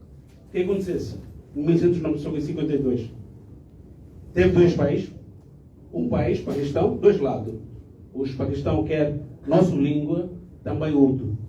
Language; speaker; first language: Portuguese; non-native, learner; Bangla